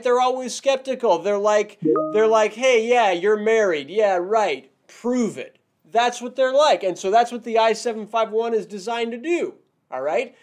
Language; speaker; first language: English; native; English